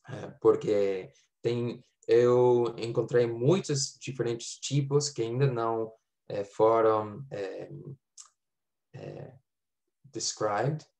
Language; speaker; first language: Portuguese; non-native, fluent; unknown